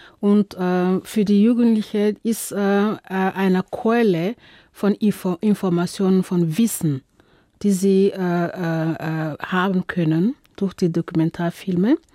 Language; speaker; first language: German; non-native, fluent; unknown